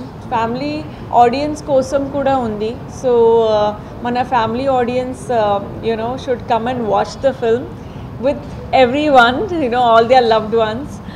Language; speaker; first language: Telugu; non-native, learner; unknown